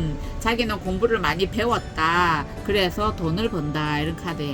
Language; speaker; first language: Korean; native; Korean